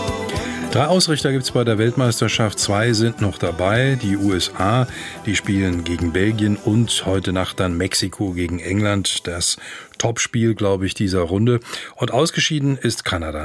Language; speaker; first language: German; native; German